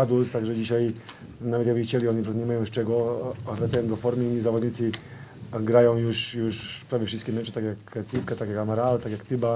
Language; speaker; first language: Polish; non-native, fluent; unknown